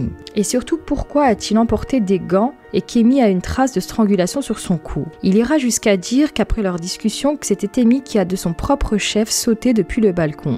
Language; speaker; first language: French; native; French